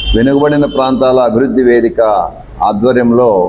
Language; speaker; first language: Telugu; native; Telugu